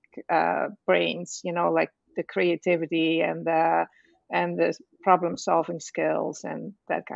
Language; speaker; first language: English; non-native, fluent; Dutch